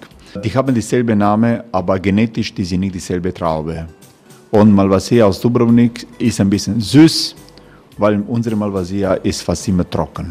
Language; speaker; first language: German; non-native, learner; Croatian